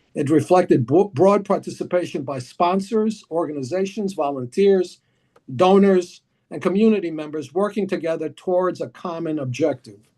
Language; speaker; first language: English; early bilingual, other home language; Greek